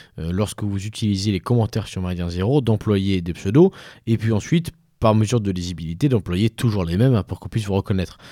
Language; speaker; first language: French; native; French